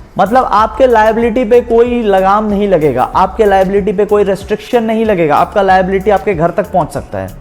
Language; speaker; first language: Hindi; native; Hindi